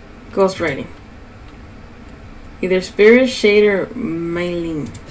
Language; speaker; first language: English; early bilingual, other home language; Spanish